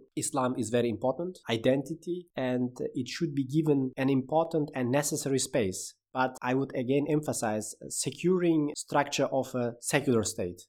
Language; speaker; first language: English; non-native, fluent; Uzbek